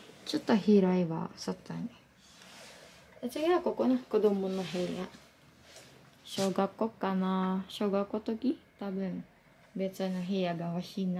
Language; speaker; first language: Japanese; non-native, learner; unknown